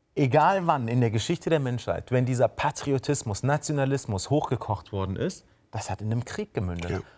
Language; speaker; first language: German; native; German